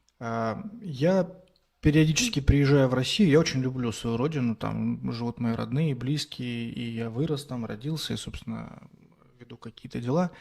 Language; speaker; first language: Russian; native; Russian